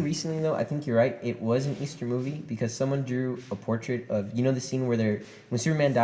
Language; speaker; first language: English; native; English